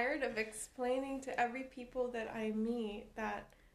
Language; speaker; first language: English; non-native, local second language; Cebuano